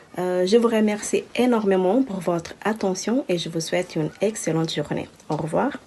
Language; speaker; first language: French; non-native, learner; Kabuverdianu